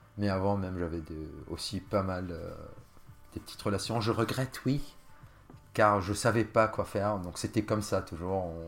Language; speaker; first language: French; non-native, local second language; Arabic